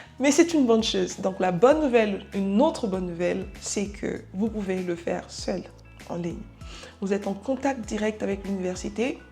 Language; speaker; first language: French; non-native, local second language; Lingala